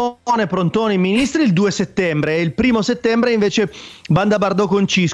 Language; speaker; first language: Italian; native; Italian